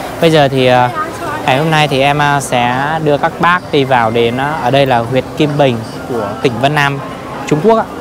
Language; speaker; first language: Vietnamese; non-native, local second language; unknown